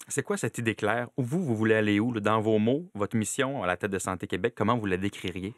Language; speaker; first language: French; native; French